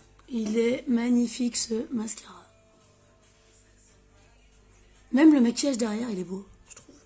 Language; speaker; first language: French; native; French